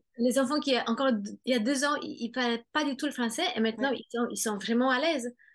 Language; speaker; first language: French; non-native, fluent; Polish